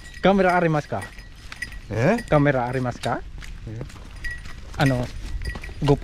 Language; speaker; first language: Japanese; non-native, learner; Filipino